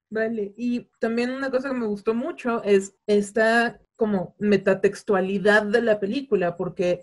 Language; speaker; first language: Spanish; native; Spanish